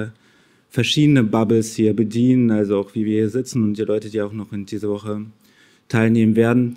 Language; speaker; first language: German; native; German